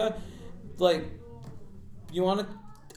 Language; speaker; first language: English; non-native, local second language; Marathi